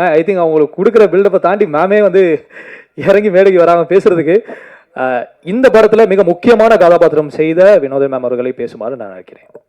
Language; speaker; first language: Tamil; native; Tamil